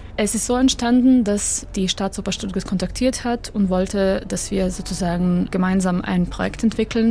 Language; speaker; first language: German; non-native, fluent; Croatian